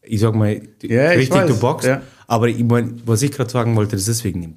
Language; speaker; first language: German; native; German